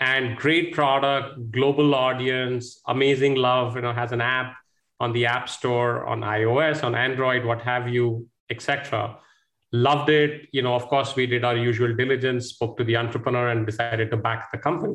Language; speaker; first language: English; non-native, local second language; Hindi